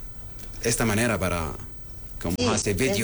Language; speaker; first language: Spanish; non-native, learner; Arabic